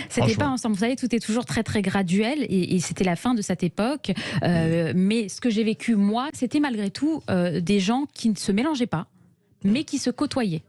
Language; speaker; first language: French; native; French